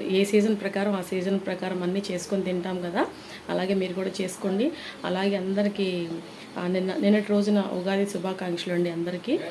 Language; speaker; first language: Telugu; non-native, local second language; Lambadi